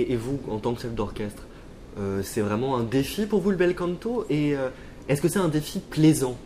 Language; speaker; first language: French; native; French